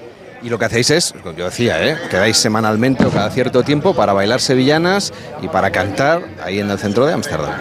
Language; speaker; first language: Spanish; native; Spanish